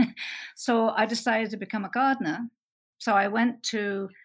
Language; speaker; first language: English; native; English